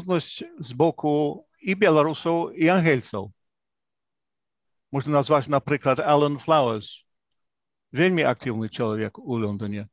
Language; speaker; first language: Belarusian; non-native, fluent; English